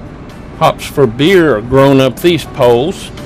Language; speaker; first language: English; native; English